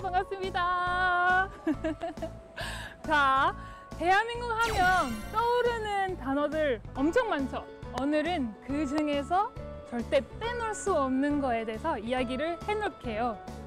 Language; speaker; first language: Korean; non-native, fluent; French